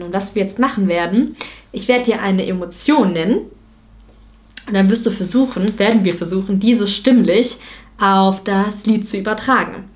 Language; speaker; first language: German; native; German